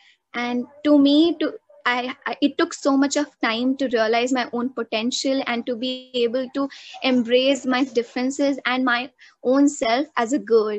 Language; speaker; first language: English; non-native, local second language; Hindi